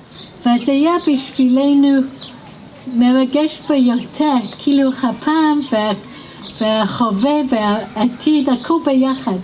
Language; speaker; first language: Hebrew; non-native, fluent; English